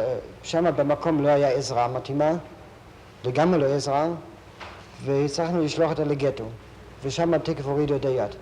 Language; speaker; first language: Hebrew; non-native, fluent; German